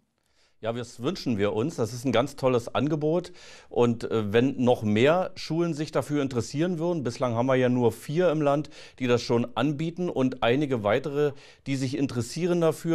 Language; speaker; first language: German; native; German